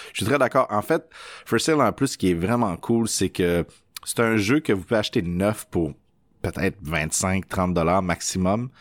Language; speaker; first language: French; native; French